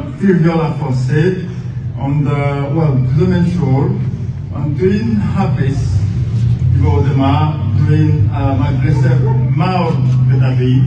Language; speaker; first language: Welsh; non-native, fluent; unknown